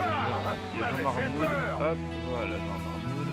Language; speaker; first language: French; native; French